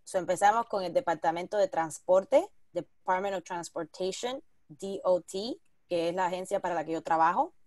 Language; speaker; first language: Spanish; early bilingual, heritage; Spanish